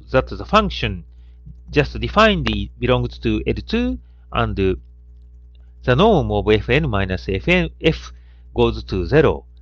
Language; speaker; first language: English; non-native, fluent; Japanese